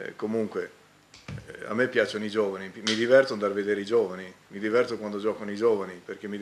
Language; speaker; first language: Italian; native; Italian